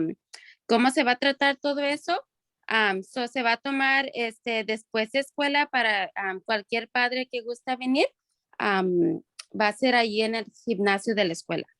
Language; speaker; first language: Spanish; early bilingual, other home language; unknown